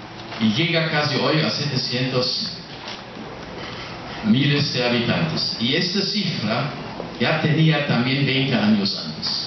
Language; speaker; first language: Spanish; non-native, fluent; German